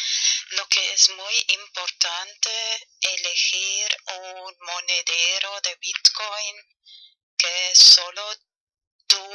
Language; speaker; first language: Spanish; non-native, fluent; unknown